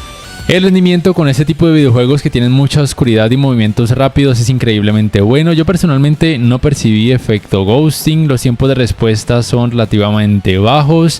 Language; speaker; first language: Spanish; native; Spanish